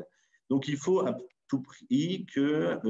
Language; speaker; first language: French; native; French